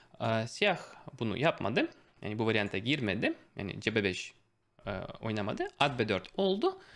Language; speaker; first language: Turkish; non-native, fluent; Russian